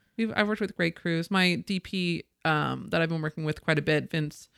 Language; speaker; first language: English; native; English